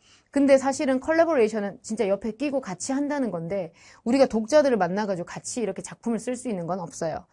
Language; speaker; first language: Korean; native; Korean